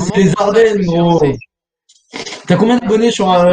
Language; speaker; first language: French; native; French